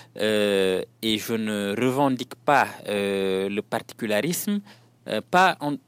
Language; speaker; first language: French; non-native, local second language; Serer